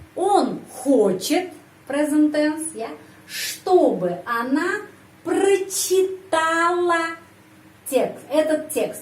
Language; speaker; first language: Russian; non-native, fluent; Indonesian